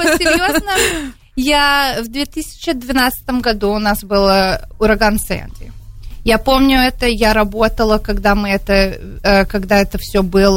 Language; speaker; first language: Russian; early bilingual, heritage; Russian